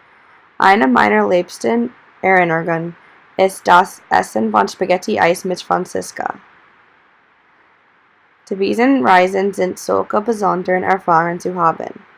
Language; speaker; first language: German; non-native, learner; English